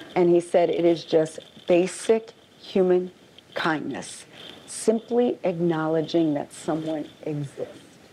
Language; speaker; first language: English; native; English